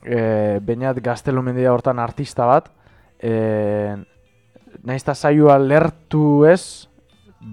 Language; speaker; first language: Basque; native; Basque